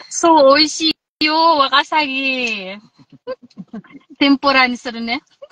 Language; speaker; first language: Japanese; non-native, local second language; Filipino